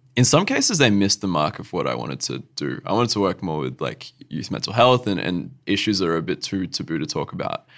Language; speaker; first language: English; native; English